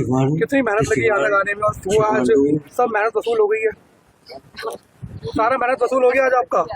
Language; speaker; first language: Hindi; native; Hindi